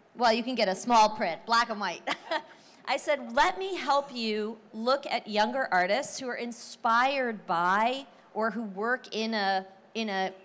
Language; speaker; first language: English; native; English